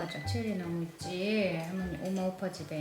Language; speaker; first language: Korean; native; Korean